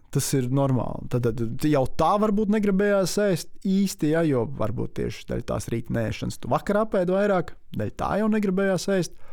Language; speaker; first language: Latvian; native; Latvian